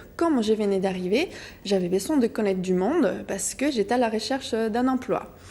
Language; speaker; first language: French; non-native, fluent; Spanish